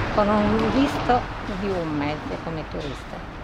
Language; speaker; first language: Italian; non-native, fluent; Tigrinya